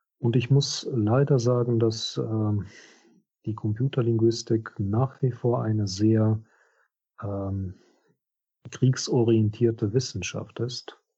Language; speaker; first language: German; non-native, fluent; Russian